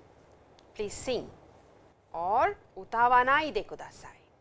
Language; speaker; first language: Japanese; non-native, fluent; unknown